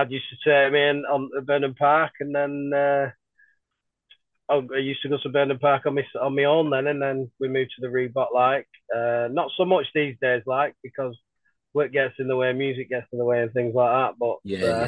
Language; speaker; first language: English; native; English